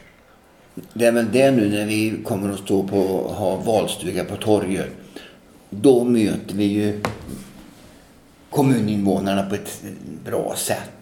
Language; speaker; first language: Swedish; native; Swedish